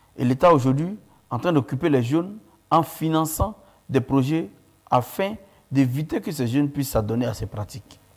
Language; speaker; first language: French; non-native, local second language; Mandingo